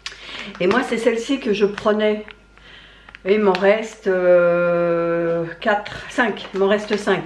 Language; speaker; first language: French; native; French